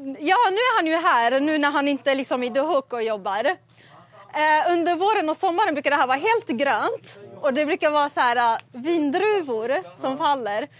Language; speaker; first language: Swedish; early bilingual, other home language; Assyrian Neo-Aramaic